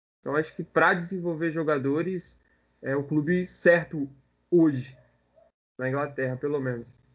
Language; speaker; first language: Portuguese; native; Portuguese